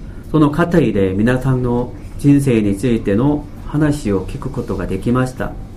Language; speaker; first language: Japanese; non-native, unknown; Korean